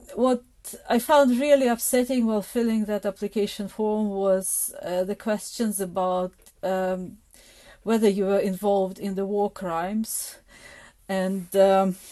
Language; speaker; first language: English; non-native, fluent; Ukrainian